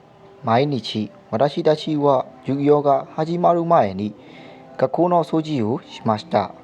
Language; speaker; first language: Japanese; non-native, learner; Burmese